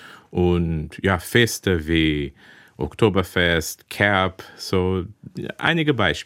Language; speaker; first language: German; early bilingual, heritage; German